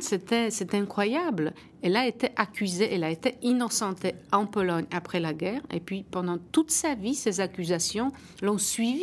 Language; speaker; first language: French; non-native, fluent; Polish